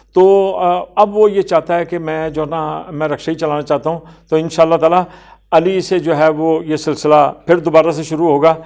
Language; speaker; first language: Urdu; non-native, local second language; Punjabi